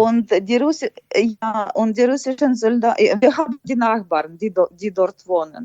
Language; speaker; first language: German; non-native, fluent; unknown